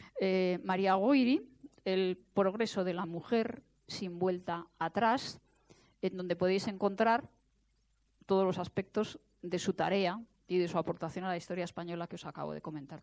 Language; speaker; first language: Spanish; native; Spanish